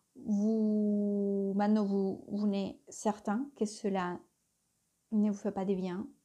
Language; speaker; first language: French; non-native, fluent; Spanish